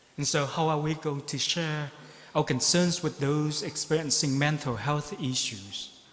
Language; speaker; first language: English; non-native, fluent; Vietnamese